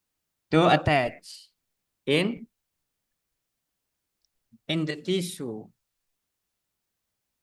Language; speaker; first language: English; non-native, learner; Indonesian